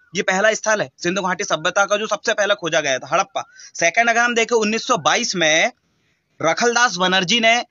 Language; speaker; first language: Hindi; native; Hindi